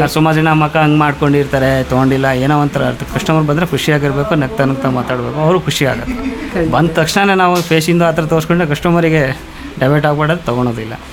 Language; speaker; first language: Kannada; non-native, fluent; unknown